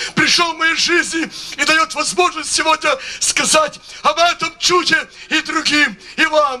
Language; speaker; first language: Russian; native; Russian